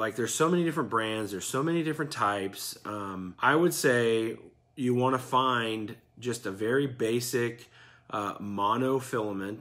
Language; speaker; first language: English; native; English